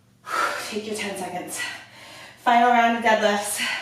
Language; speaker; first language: English; native; English